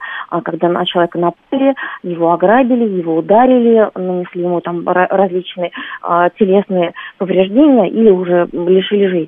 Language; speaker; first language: Russian; native; Russian